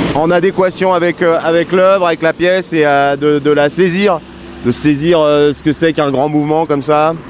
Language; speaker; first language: French; native; French